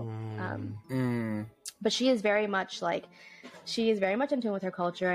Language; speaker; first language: English; native; English